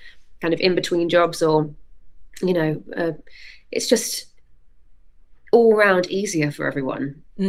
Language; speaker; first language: English; native; English